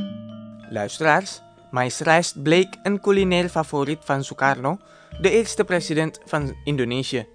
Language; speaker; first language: Dutch; non-native, fluent; Indonesian